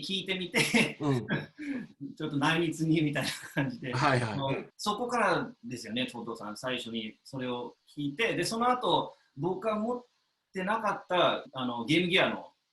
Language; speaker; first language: Japanese; native; Japanese